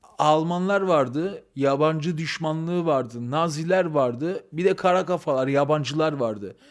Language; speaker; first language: Turkish; early bilingual, heritage; Turkish